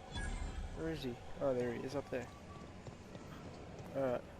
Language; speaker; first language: English; native; English